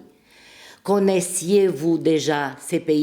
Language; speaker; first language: French; non-native, fluent; Romanian